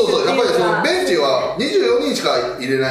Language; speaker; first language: Japanese; native; Japanese